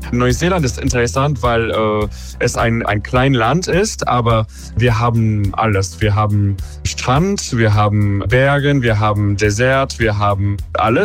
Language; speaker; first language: German; non-native, learner; English